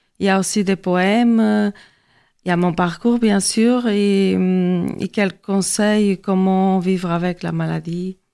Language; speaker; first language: French; non-native, fluent; Portuguese